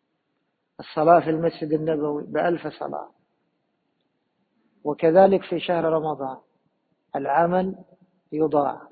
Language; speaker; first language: Arabic; native; Arabic